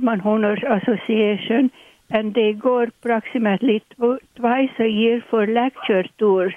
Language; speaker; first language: English; non-native, fluent; Hungarian